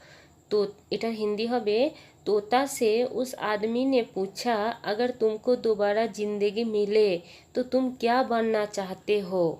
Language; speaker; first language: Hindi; non-native, local second language; Bangla